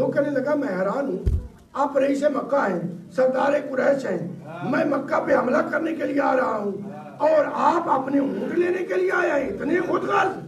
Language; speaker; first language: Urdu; non-native, local second language; Punjabi